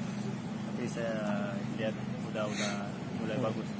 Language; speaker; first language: Indonesian; non-native, learner; Spanish